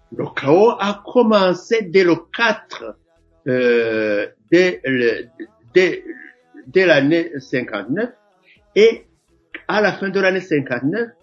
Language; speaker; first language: French; non-native, local second language; Rundi